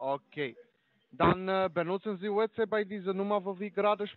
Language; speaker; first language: German; non-native, learner; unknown